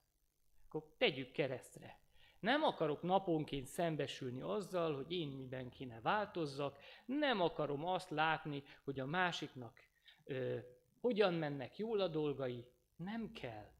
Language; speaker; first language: Hungarian; native; Hungarian